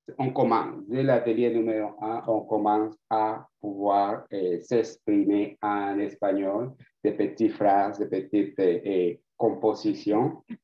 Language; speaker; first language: French; non-native, fluent; Spanish